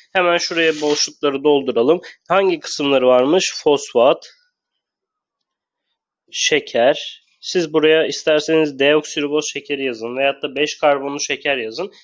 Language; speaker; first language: Turkish; native; Turkish